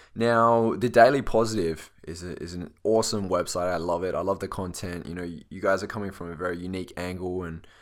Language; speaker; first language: English; native; English